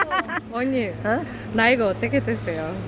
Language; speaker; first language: Korean; non-native, learner; Kazakh